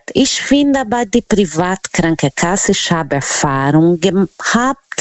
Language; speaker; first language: German; non-native, fluent; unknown